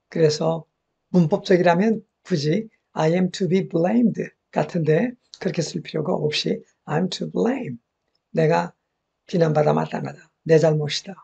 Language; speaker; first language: Korean; native; Korean